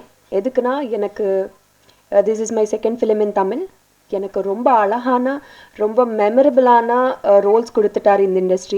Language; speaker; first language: Tamil; non-native, learner; Telugu